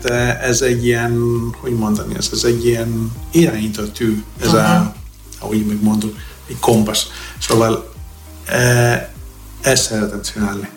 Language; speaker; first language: Hungarian; non-native, fluent; Greek